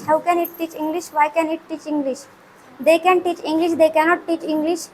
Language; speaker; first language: English; non-native, learner; Marathi